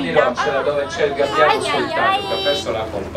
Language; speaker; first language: Italian; native; Italian